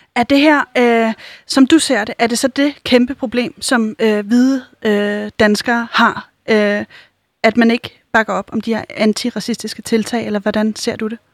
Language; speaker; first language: Danish; native; Danish